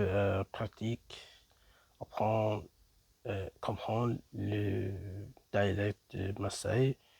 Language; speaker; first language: French; non-native, learner; English